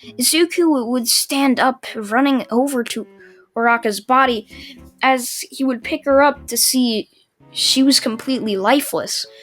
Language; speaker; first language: English; native; English